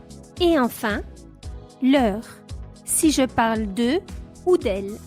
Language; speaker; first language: French; non-native, fluent; Spanish